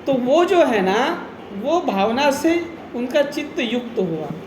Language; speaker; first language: Hindi; non-native, local second language; Marathi